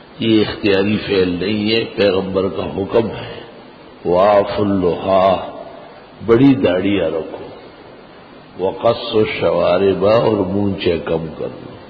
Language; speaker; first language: Urdu; non-native, local second language; Pashto